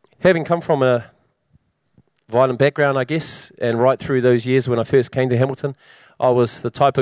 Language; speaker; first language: English; native; English